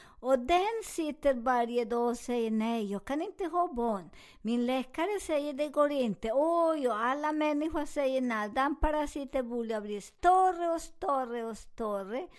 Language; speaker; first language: Swedish; non-native, learner; Spanish